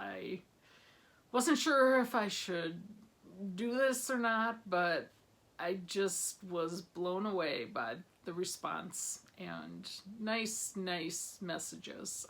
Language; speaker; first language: English; native; English